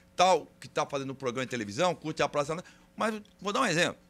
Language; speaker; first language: Portuguese; native; Portuguese